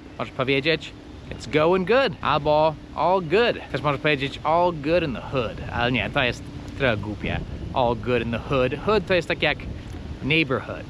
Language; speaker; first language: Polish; non-native, fluent; English